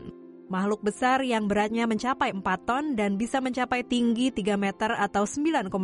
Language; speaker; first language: Indonesian; native; Indonesian